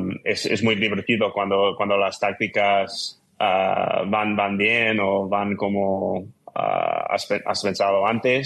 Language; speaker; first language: Spanish; non-native, fluent; English